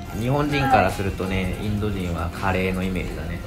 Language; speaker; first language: Japanese; native; Japanese